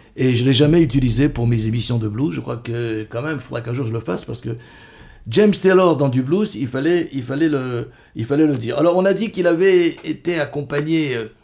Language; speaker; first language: French; native; French